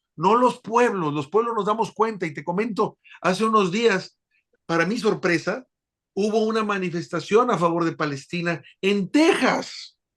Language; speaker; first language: Spanish; native; Spanish